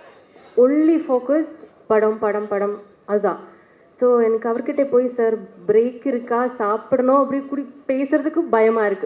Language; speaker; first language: Tamil; non-native, learner; Malayalam